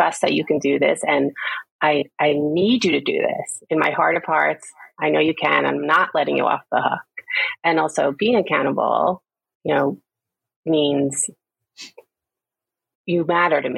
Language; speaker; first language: English; native; English